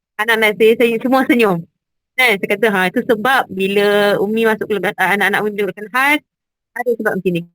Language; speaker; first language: Malay; native; Malay